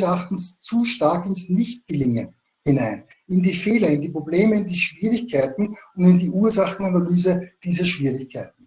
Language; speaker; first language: German; native; German